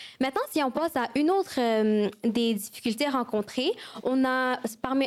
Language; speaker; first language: French; early bilingual, other home language; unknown